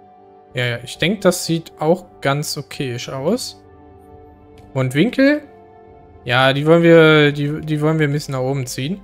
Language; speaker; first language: German; native; German